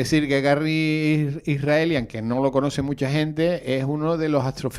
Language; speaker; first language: Spanish; native; Spanish